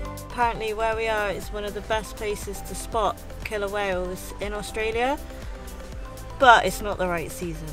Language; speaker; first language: English; native; English